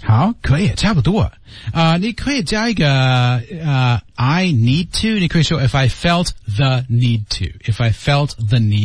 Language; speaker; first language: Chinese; non-native, learner; English